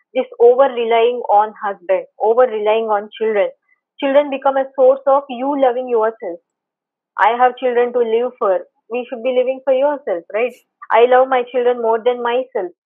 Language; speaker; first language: English; non-native, local second language; Telugu